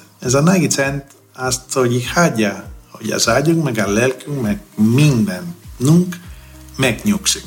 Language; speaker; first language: Hungarian; non-native, fluent; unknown